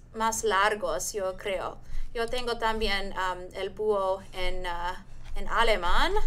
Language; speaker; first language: Spanish; non-native, learner; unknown